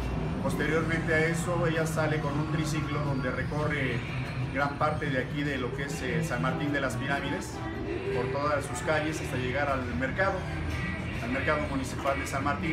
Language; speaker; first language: Spanish; native; Spanish